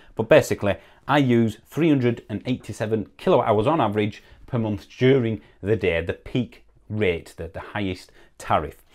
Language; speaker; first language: English; native; English